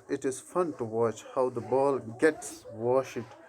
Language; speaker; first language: English; non-native, local second language; Urdu